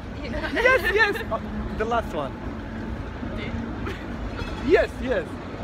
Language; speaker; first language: English; non-native, learner; Arabic